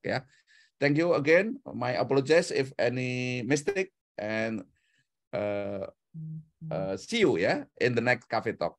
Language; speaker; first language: English; non-native, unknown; Indonesian